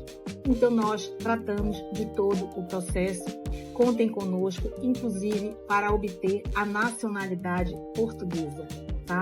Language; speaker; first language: Portuguese; native; Portuguese